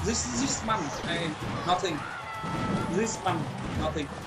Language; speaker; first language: English; non-native, learner; Vietnamese